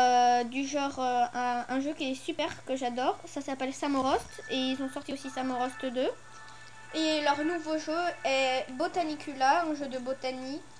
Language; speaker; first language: French; native; French